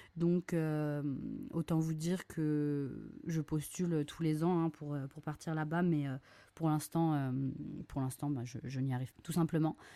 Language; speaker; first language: French; native; French